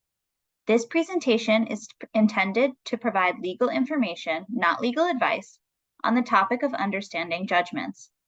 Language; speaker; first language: English; native; English